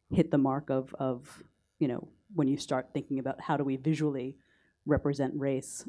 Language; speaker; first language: English; native; English